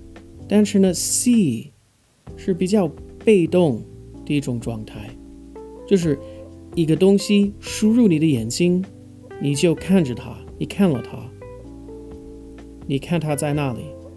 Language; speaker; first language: Chinese; non-native, fluent; English